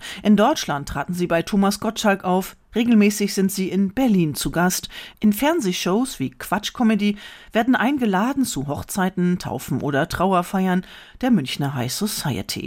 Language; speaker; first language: German; native; German